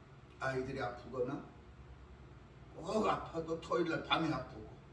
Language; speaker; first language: Korean; native; Korean